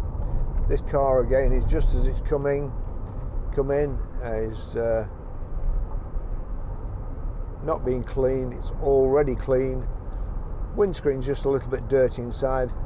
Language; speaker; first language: English; native; English